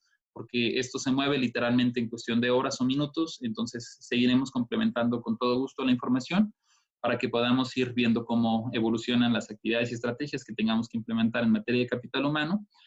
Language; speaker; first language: Spanish; native; Spanish